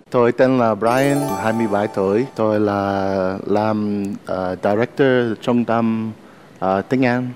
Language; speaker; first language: Vietnamese; non-native, learner; English